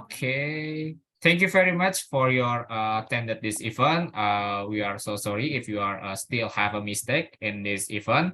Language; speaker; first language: English; non-native, learner; Indonesian